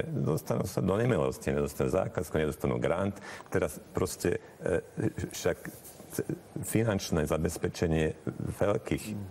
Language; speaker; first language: Slovak; non-native, local second language; Hungarian